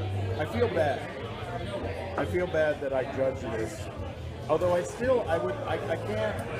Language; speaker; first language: English; native; English